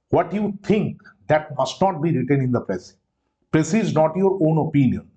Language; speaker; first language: English; non-native, local second language; Bangla